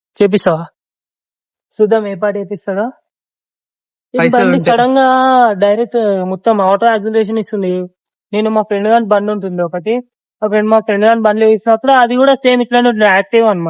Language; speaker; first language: Telugu; native; Telugu